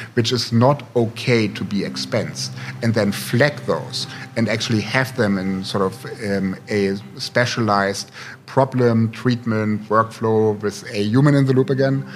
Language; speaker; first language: English; non-native, fluent; German